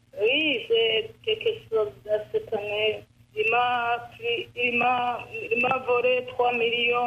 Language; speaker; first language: French; non-native, learner; Rundi